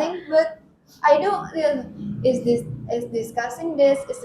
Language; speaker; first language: English; non-native, learner; Indonesian